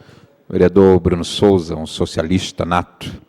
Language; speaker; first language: Portuguese; native; Portuguese